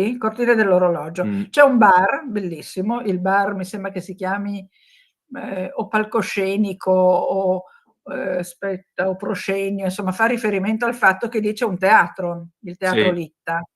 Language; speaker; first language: Italian; native; Italian